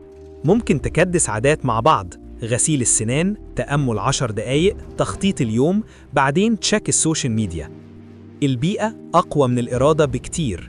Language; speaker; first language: Arabic; native; Arabic